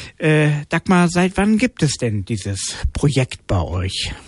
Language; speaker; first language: German; native; German